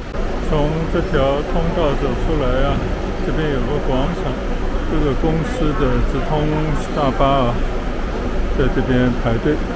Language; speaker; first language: Chinese; native; Chinese